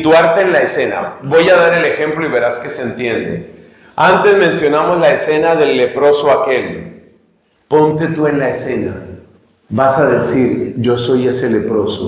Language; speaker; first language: Spanish; native; Spanish